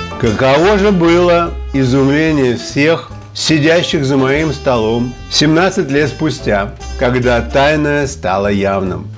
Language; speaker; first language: Russian; native; Russian